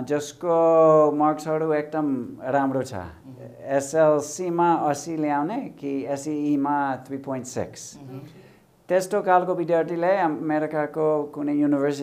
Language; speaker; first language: Nepali; non-native, fluent; English